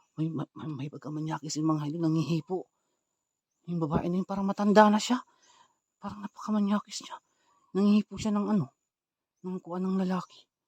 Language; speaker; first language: Filipino; non-native, local second language; Cebuano